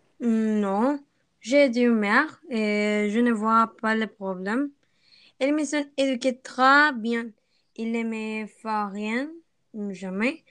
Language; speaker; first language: French; non-native, learner; Spanish